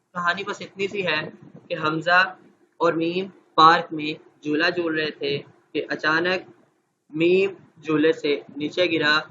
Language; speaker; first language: Urdu; non-native, local second language; Punjabi